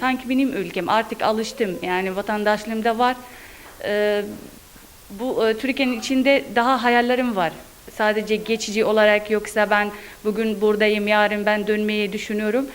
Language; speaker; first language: Turkish; non-native, fluent; Arabic